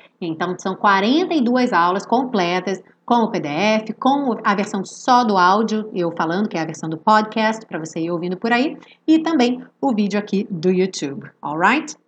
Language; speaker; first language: Portuguese; native; Portuguese